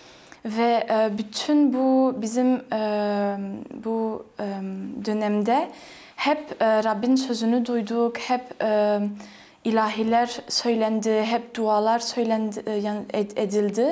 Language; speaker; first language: Turkish; non-native, fluent; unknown